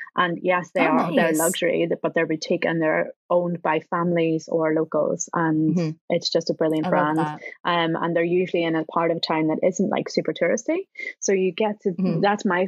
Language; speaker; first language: English; native; English